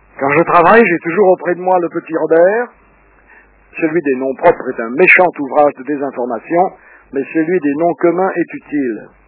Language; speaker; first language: French; early bilingual, other home language; Russian